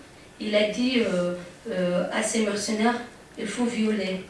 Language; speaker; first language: French; non-native, fluent; Arabic